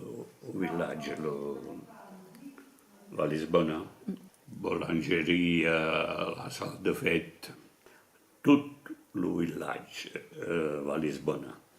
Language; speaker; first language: French; non-native, fluent; Italian